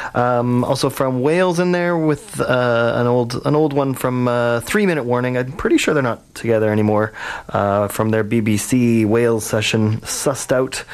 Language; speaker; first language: English; native; English